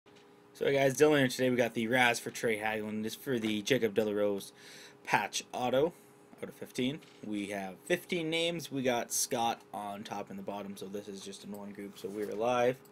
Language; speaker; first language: English; native; English